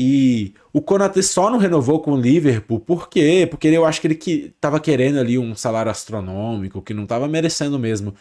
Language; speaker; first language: Portuguese; native; Portuguese